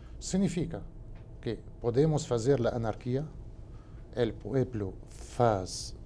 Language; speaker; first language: Portuguese; non-native, learner; Arabic